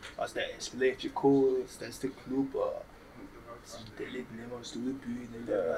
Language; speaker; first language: Danish; early bilingual, other home language; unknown